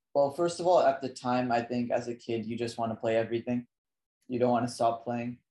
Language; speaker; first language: English; native; English